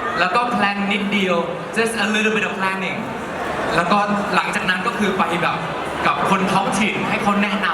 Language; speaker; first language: Thai; native; Thai